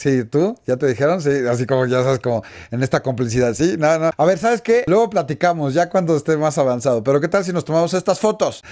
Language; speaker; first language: Spanish; native; Spanish